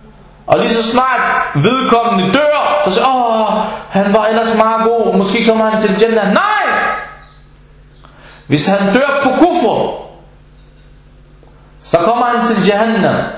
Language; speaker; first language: Danish; non-native, fluent; Arabic